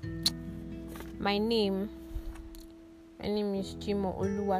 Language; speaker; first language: English; non-native, local second language; Yoruba